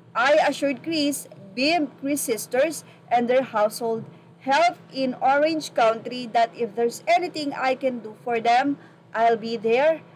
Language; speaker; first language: English; non-native, local second language; Filipino